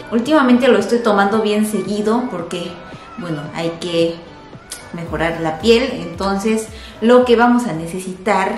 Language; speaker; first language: Spanish; non-native, fluent; Korean